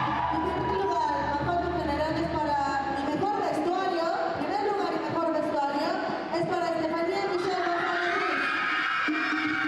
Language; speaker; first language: Spanish; native; Spanish